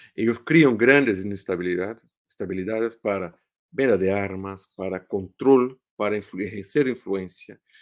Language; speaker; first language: Spanish; non-native, fluent; Portuguese